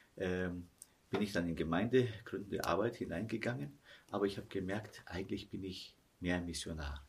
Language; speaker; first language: German; early bilingual, heritage; German